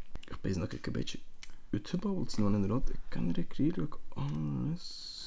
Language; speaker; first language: Dutch; native; Dutch